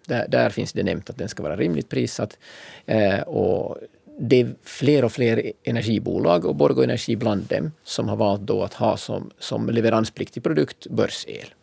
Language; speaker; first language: Swedish; native; Swedish